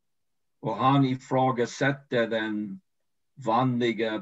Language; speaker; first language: Swedish; non-native, fluent; English